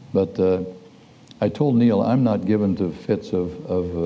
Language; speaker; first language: English; native; English